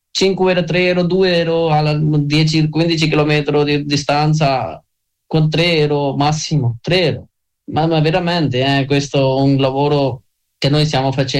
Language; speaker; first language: Italian; non-native, learner; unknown